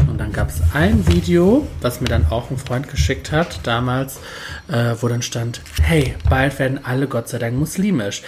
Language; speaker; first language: German; early bilingual, other home language; Turkish